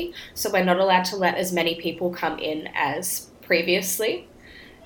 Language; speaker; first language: English; native; English